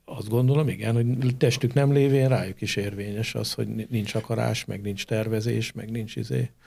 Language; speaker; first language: Hungarian; native; Hungarian